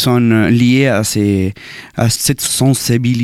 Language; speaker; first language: French; non-native, fluent; Spanish